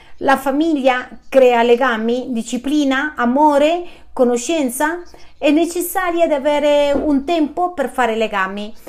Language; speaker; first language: Italian; non-native, fluent; Spanish